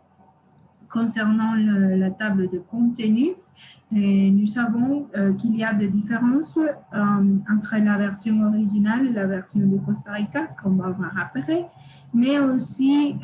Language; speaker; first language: French; non-native, fluent; Spanish